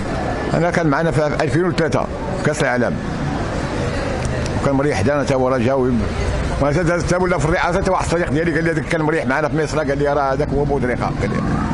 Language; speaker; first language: Arabic; native; Arabic